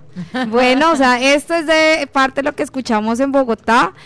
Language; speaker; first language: Spanish; native; Spanish